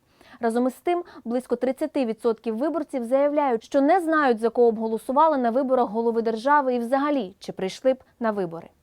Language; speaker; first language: Ukrainian; native; Ukrainian